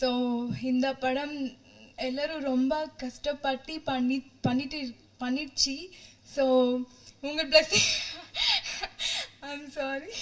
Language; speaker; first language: Tamil; non-native, learner; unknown